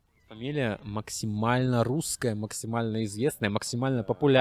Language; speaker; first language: Russian; native; Russian